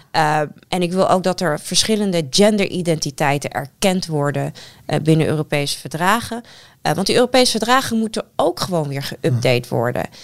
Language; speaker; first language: Dutch; native; Dutch